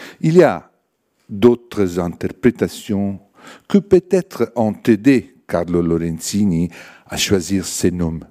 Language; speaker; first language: French; non-native, fluent; Italian